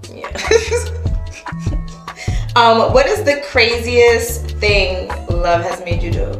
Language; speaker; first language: English; native; English